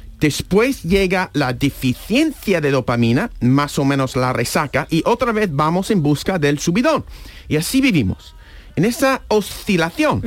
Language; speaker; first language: Spanish; non-native, fluent; English